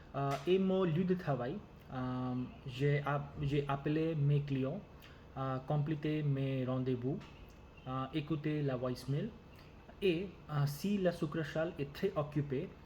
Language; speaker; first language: French; non-native, learner; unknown